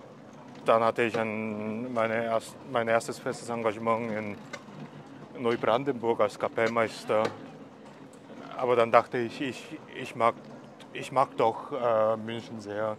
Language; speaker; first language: German; non-native, fluent; Korean